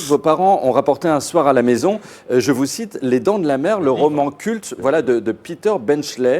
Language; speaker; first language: French; native; French